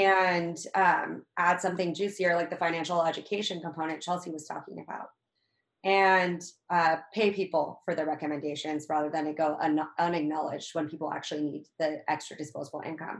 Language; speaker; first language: English; native; English